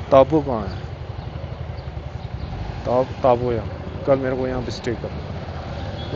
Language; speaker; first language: Hindi; non-native, local second language; Tibetan